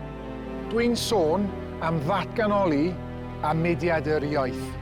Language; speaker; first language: Welsh; non-native, local second language; English